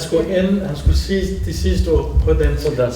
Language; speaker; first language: Danish; non-native, fluent; Central Kurdish